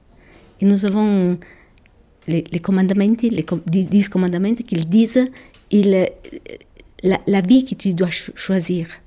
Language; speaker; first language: French; non-native, local second language; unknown